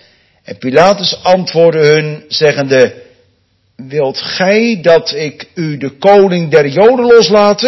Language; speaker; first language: Dutch; native; Dutch